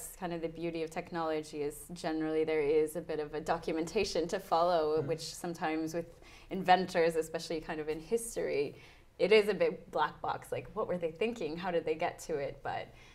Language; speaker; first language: English; native; English